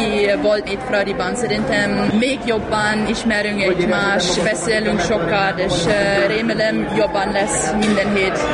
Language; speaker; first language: Hungarian; non-native, learner; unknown